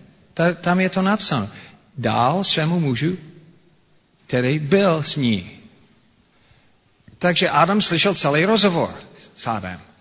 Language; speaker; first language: Czech; non-native, fluent; English